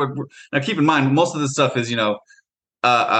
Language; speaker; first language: English; native; English